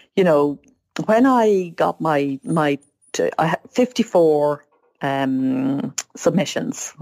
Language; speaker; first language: English; native; English